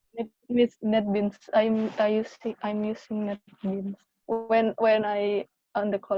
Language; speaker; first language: English; non-native, learner; Indonesian